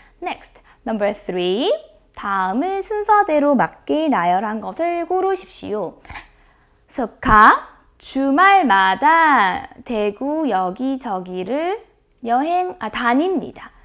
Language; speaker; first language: Korean; non-native, fluent; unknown